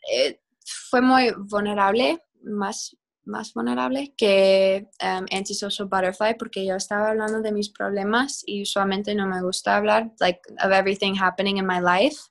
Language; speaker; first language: Spanish; non-native, learner; English